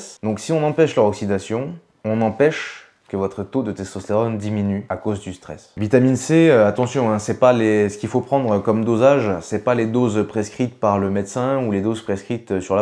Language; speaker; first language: French; native; French